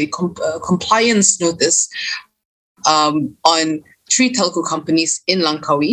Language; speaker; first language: English; non-native, local second language; Malay